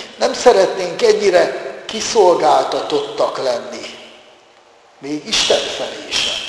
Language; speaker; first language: Hungarian; native; Hungarian